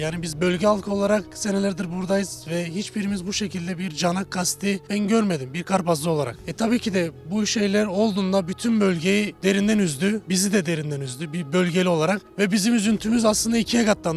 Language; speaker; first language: Turkish; native; Turkish